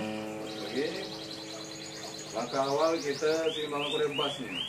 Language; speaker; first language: Indonesian; non-native, local second language; Malay